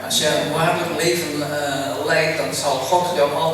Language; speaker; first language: Dutch; early bilingual, other home language; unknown